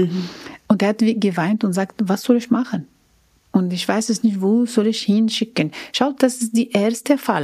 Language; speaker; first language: German; non-native, learner; Arabic